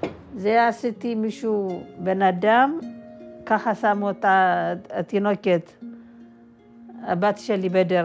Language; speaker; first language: Hebrew; non-native, learner; Amharic